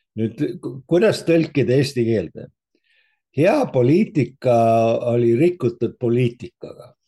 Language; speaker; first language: Estonian; early bilingual, heritage; Estonian